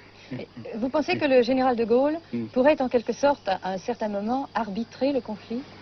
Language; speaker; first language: French; native; French